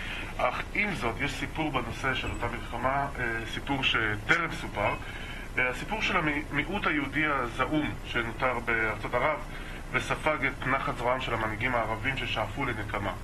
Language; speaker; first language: Hebrew; native; Hebrew